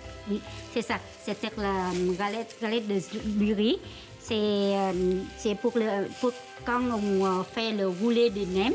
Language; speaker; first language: French; non-native, learner; Vietnamese